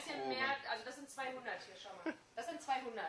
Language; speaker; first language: German; native; German